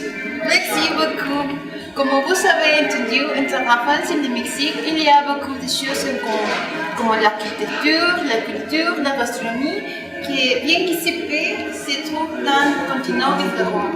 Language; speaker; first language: French; non-native, learner; Spanish